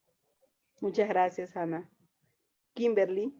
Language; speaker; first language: Spanish; native; Spanish